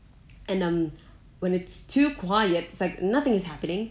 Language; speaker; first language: English; non-native, local second language; Cebuano